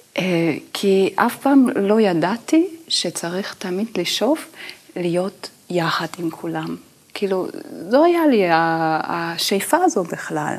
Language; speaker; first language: Hebrew; non-native, fluent; Italian